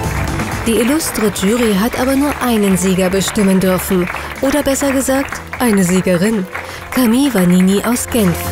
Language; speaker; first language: German; native; German